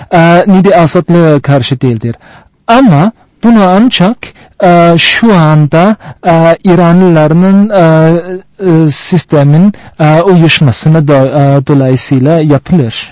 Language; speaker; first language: Turkish; non-native, fluent; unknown